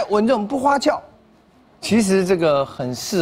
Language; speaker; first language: Chinese; native; Chinese